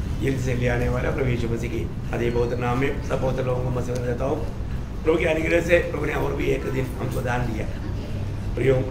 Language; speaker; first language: Hindi; non-native, local second language; Malayalam